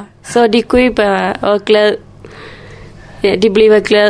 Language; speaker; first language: Danish; non-native, learner; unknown